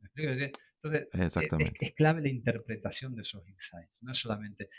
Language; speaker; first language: Spanish; native; Spanish